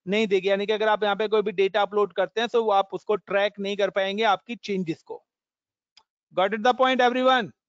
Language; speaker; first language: Hindi; native; Hindi